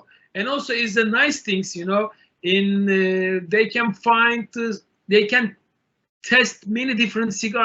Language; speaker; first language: English; non-native, learner; Turkish